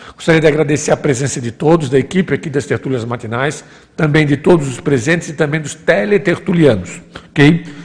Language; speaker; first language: Portuguese; native; Portuguese